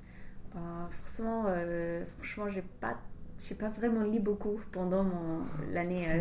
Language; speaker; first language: French; non-native, fluent; English